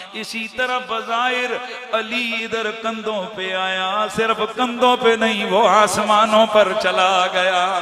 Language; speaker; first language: Urdu; non-native, local second language; Punjabi